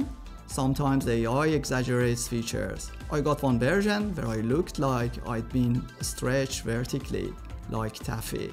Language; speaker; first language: English; non-native, fluent; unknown